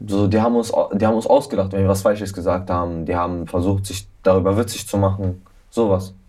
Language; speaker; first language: German; early bilingual, other home language; Arabic